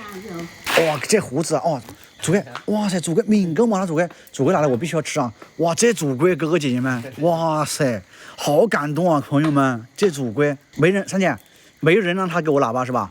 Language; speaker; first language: Chinese; native; Chinese